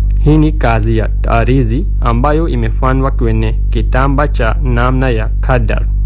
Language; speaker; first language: Swahili; non-native, fluent; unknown